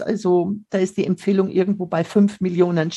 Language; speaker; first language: German; native; German